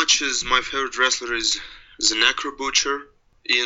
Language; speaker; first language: English; non-native, learner; Russian